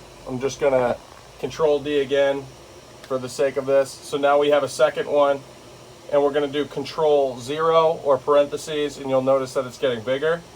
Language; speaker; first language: English; native; English